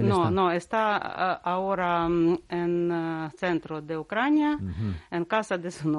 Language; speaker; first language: Spanish; non-native, learner; Russian